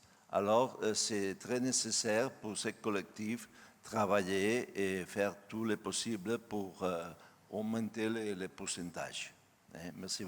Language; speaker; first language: French; non-native, learner; Spanish